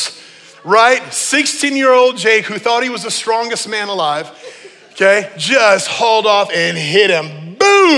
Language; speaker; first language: English; native; English